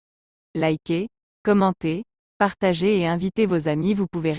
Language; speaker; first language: French; native; French